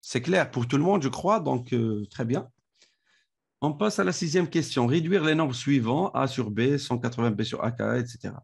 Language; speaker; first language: French; non-native, local second language; Arabic